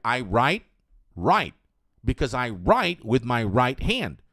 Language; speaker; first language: English; non-native, fluent; Portuguese